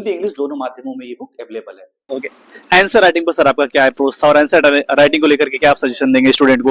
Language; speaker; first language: Hindi; native; Hindi